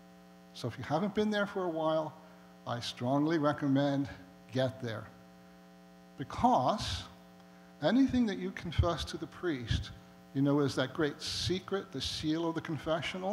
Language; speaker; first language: English; native; English